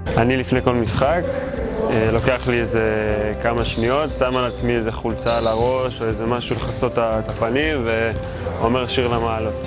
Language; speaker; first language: Hebrew; native; Hebrew